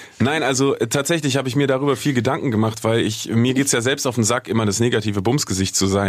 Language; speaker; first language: German; native; German